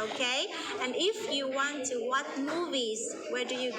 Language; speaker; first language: English; non-native, fluent; Vietnamese